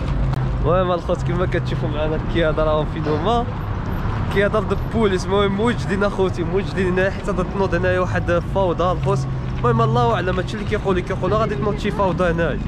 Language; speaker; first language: Arabic; native; Arabic